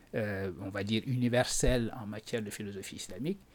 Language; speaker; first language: French; non-native, local second language; Wolof